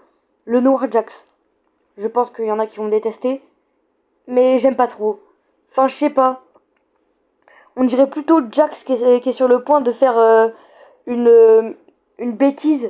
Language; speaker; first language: French; native; French